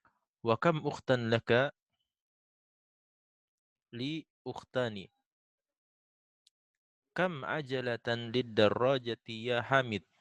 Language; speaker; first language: Arabic; non-native, fluent; Indonesian